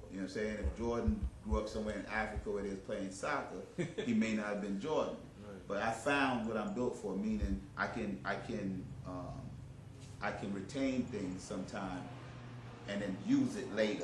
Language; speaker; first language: English; native; English